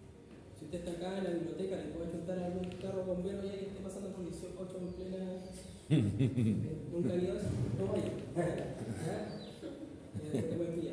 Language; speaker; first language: Spanish; native; Spanish